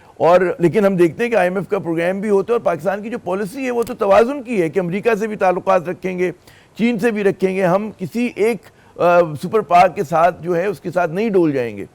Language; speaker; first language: Urdu; native; Urdu